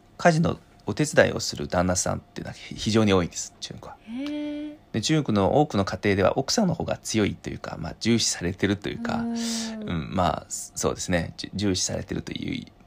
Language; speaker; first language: Japanese; non-native, fluent; Chinese